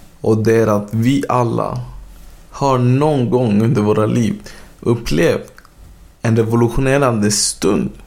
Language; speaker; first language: Swedish; early bilingual, other home language; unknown